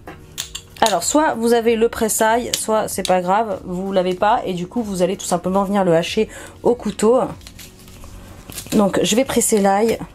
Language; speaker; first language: French; native; French